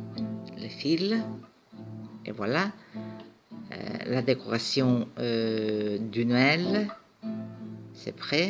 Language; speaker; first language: French; non-native, fluent; Greek